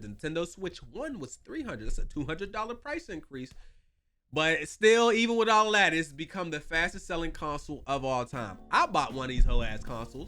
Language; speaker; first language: English; native; English